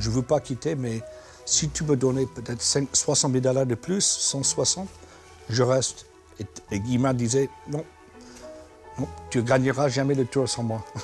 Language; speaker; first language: French; non-native, fluent; English